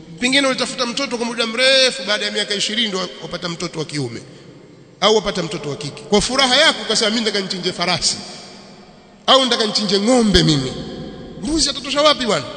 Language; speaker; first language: Swahili; native; Swahili